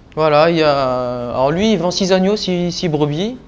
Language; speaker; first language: French; native; French